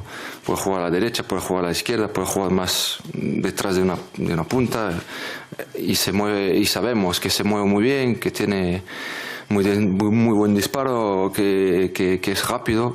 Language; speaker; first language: Spanish; non-native, fluent; French